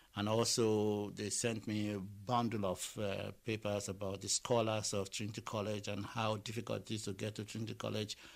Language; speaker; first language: English; non-native, local second language; Yoruba